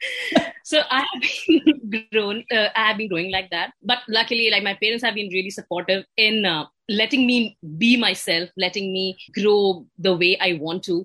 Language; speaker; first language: English; non-native, local second language; Hindi